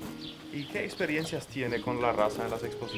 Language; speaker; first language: Spanish; native; Spanish